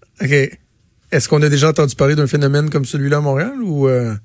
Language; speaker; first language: French; native; French